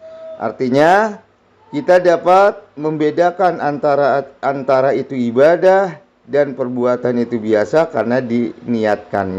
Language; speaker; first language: Indonesian; native; Indonesian